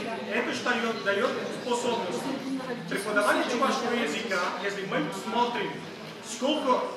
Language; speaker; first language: Russian; non-native, fluent; Catalan